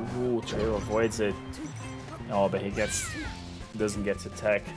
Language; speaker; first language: English; non-native, fluent; Portuguese